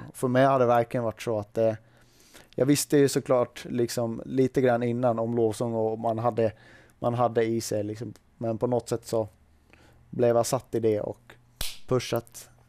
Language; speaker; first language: Swedish; early bilingual, other home language; Finnish